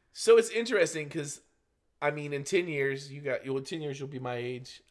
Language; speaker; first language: English; native; English